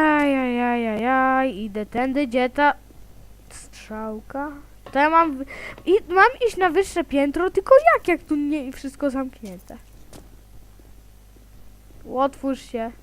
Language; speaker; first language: Polish; native; Polish